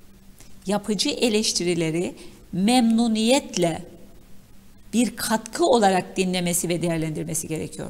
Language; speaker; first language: Turkish; native; Turkish